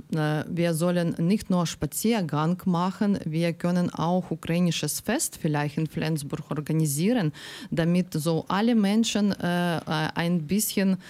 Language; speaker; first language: German; non-native, learner; Ukrainian